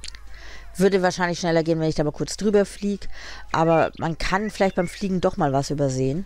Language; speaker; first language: German; native; German